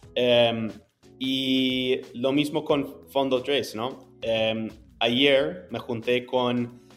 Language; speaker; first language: Spanish; non-native, fluent; English